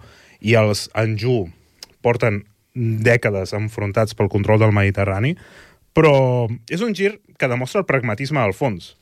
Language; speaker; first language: Catalan; native; Catalan